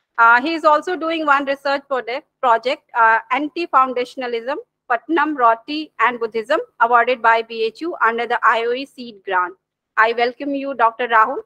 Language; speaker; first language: English; non-native, local second language; Hindi